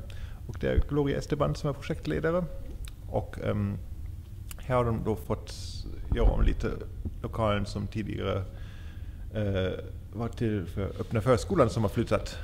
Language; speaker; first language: Swedish; native; Swedish